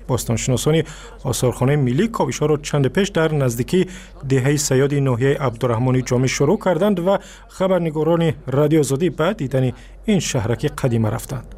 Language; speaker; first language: Persian; native; Persian